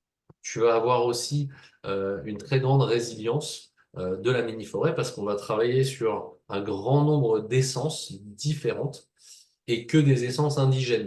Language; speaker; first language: French; native; French